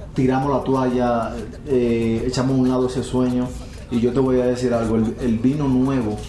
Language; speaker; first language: Spanish; native; Spanish